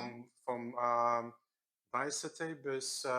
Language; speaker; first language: German; non-native, learner; Korean